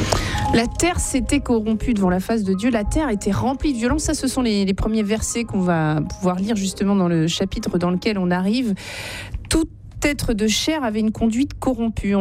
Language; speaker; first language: French; native; French